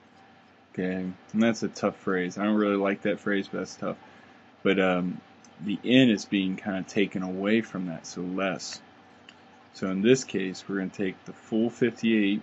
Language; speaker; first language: English; native; English